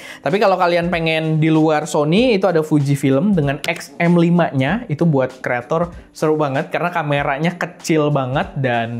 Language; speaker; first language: Indonesian; native; Indonesian